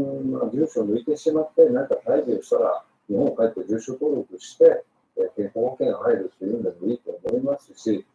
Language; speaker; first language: Japanese; native; Japanese